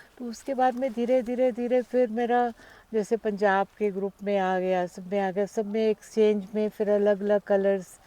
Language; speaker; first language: Hindi; non-native, local second language; Punjabi